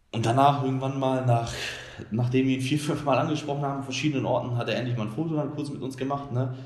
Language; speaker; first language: German; early bilingual, other home language; Bosnian